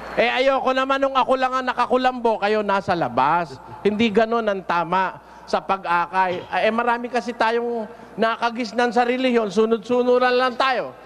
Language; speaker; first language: Filipino; native; Filipino